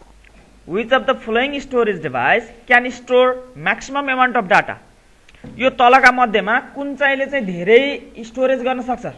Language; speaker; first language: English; non-native, local second language; Nepali